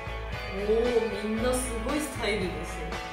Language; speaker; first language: Japanese; non-native, learner; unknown